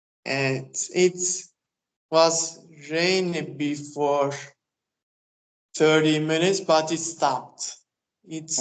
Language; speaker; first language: English; non-native, learner; Turkish